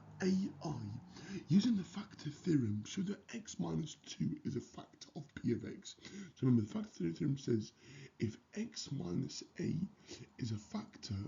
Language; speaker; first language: English; native; English